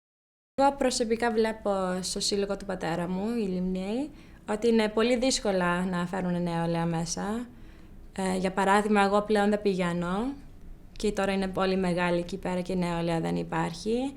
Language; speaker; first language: Greek; early bilingual, heritage; Greek